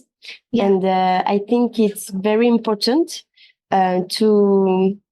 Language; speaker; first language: English; non-native, learner; French